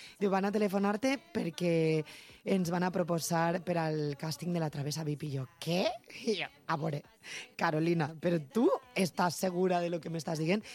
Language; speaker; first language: Catalan; native; Catalan